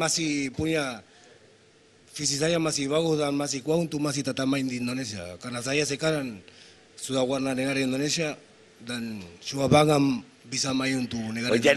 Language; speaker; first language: Indonesian; non-native, fluent; Spanish